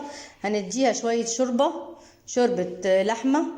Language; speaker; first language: Arabic; native; Arabic